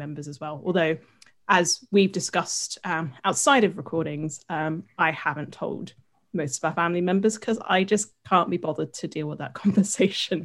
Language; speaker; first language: English; native; English